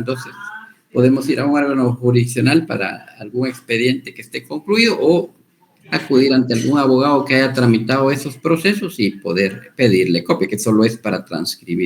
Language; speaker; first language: Spanish; native; Spanish